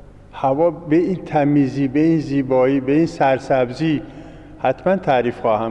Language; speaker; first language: Persian; native; Persian